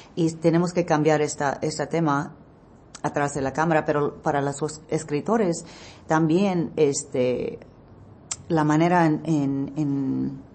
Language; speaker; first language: Spanish; non-native, learner; English